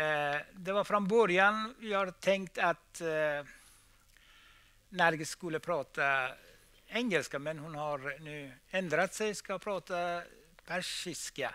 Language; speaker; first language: Swedish; non-native, fluent; Persian